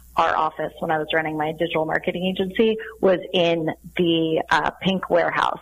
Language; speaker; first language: English; native; English